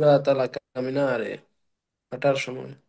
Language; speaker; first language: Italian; non-native, learner; Bangla